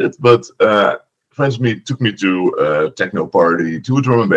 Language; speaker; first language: English; non-native, fluent; Dutch